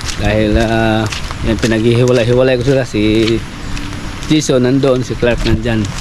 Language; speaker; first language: Filipino; non-native, local second language; Cebuano